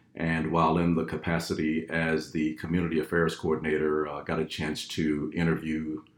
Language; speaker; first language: English; native; English